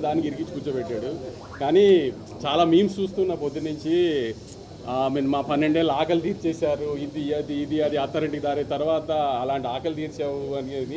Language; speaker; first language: Telugu; native; Telugu